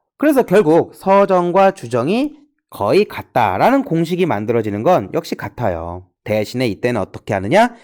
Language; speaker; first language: Korean; native; Korean